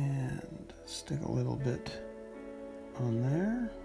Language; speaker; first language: English; native; English